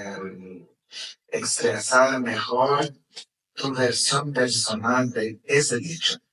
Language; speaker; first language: Spanish; non-native, fluent; Portuguese